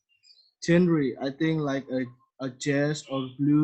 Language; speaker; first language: English; non-native, learner; Indonesian